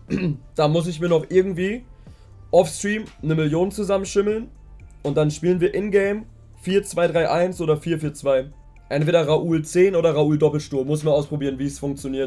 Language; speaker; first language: German; native; German